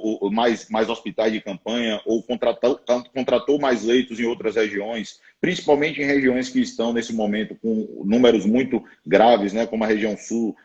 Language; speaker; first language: Portuguese; native; Portuguese